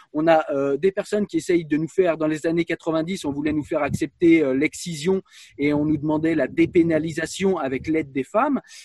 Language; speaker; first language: French; native; French